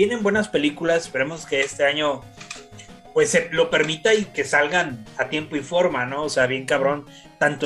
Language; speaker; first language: Spanish; native; Spanish